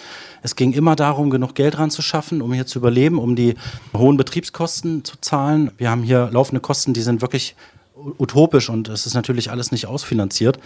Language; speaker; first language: German; native; German